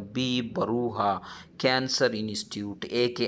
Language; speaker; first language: English; non-native, local second language; Kannada